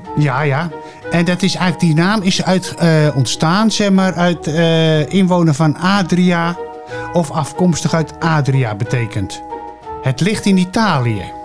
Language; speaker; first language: Dutch; native; Dutch